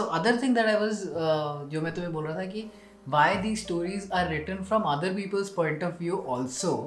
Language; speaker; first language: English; non-native, local second language; Hindi